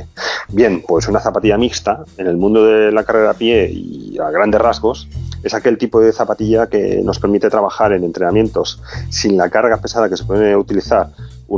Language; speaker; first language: Spanish; native; Spanish